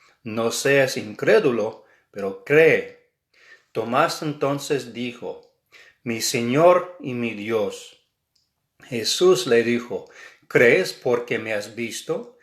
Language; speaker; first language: Spanish; non-native, fluent; English